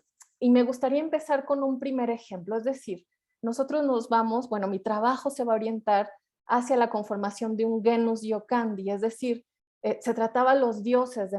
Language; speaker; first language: Spanish; native; Spanish